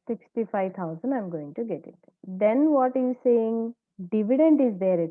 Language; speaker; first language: English; non-native, local second language; Telugu